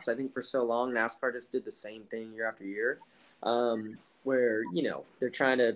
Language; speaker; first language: English; native; English